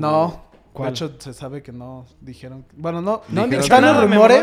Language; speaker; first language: Spanish; native; Spanish